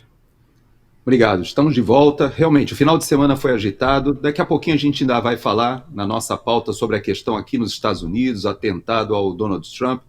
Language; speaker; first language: Portuguese; native; Portuguese